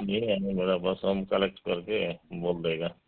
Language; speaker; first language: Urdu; non-native, local second language; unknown